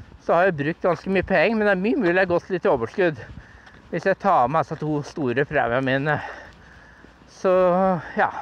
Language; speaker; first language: Norwegian; native; Norwegian